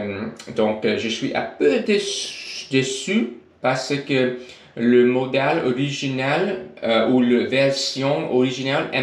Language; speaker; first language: French; non-native, learner; English